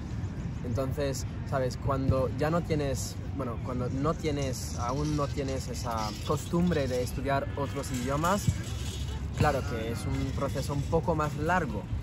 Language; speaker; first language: Spanish; non-native, fluent; French